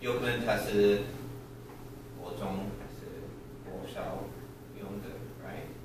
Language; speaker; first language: Chinese; non-native, fluent; English